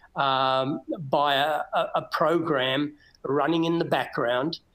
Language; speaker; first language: English; native; English